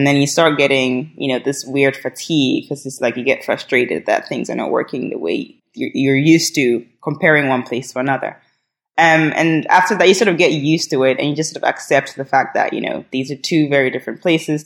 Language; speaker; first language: English; non-native, local second language; Akan